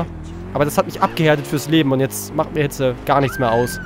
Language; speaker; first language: German; native; German